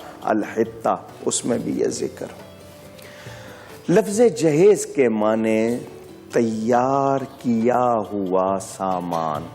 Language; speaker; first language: Urdu; native; Urdu